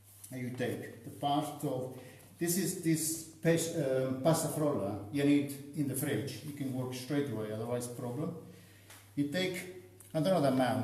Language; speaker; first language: English; non-native, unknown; Italian